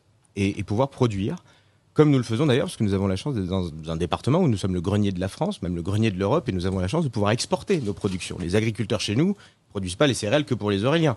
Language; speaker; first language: French; native; French